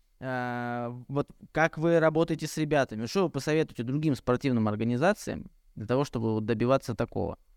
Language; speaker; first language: Russian; native; Russian